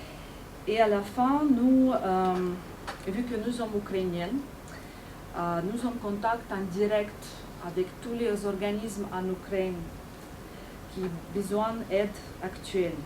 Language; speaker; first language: French; non-native, fluent; Ukrainian